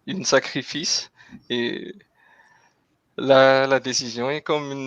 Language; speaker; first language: French; non-native, local second language; Malagasy